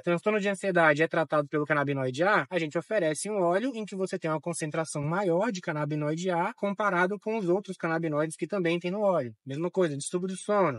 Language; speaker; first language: Portuguese; native; Portuguese